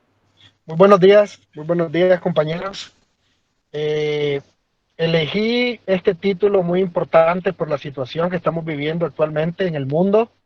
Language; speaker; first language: Spanish; native; Spanish